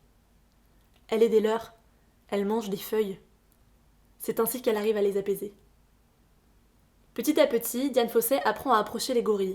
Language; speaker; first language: French; native; French